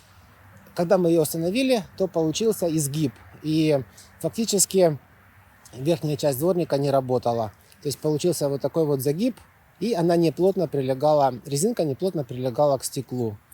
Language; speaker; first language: Russian; native; Russian